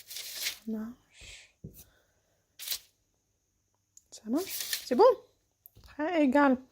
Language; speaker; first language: French; non-native, fluent; English